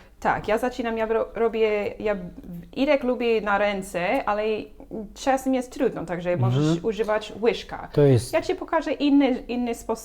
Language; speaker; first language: Polish; non-native, learner; English